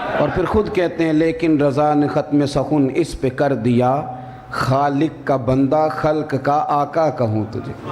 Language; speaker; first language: Urdu; non-native, local second language; Punjabi